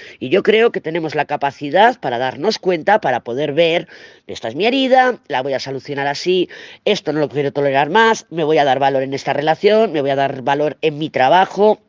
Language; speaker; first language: Spanish; native; Spanish